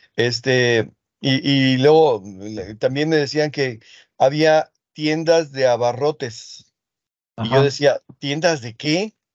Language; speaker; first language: Spanish; early bilingual, other home language; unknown